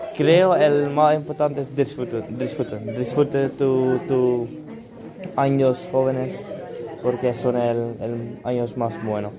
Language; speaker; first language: Spanish; non-native, learner; Dutch